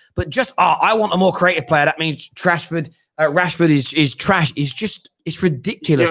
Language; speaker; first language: English; native; English